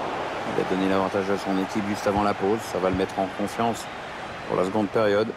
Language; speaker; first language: French; native; French